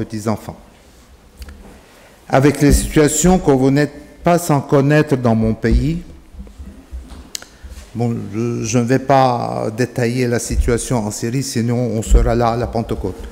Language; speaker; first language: French; non-native, fluent; Arabic